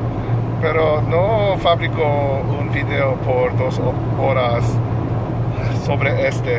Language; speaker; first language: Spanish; non-native, learner; English